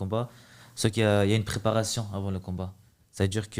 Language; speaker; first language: French; early bilingual, other home language; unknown